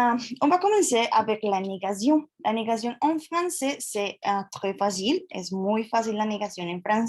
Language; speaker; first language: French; non-native, fluent; Spanish